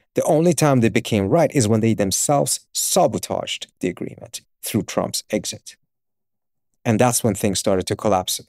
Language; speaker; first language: English; early bilingual, other home language; Swedish